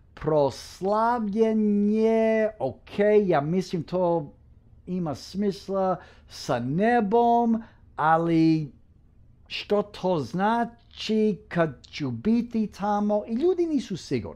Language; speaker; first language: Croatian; early bilingual, heritage; Croatian